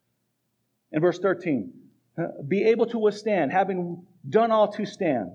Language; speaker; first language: English; native; English